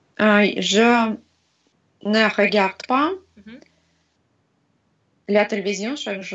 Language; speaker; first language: French; non-native, learner; Russian